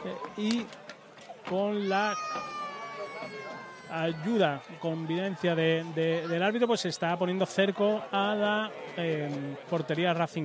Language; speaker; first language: Spanish; native; Spanish